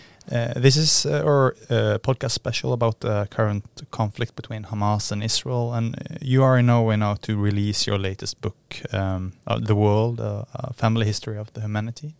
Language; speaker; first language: English; non-native, fluent; Norwegian